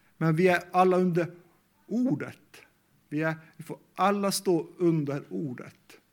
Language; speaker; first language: Swedish; native; Swedish